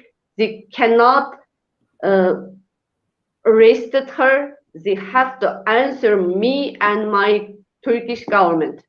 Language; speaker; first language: English; non-native, learner; Uyghur